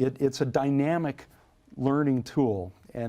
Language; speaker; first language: English; native; English